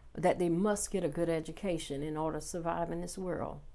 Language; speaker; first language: English; native; English